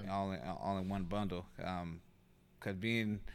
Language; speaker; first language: English; native; English